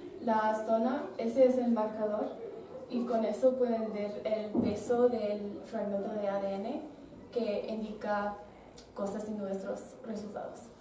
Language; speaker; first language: Spanish; non-native, learner; English